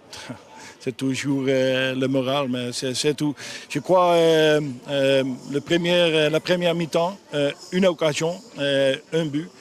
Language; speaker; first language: French; non-native, learner; Dutch